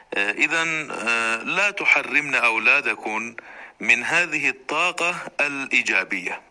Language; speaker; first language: Arabic; non-native, fluent; Persian